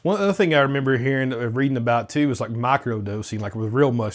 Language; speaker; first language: English; native; English